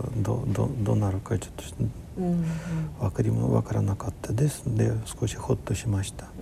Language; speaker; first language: Japanese; non-native, fluent; Ukrainian